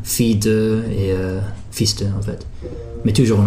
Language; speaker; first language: French; early bilingual, heritage; English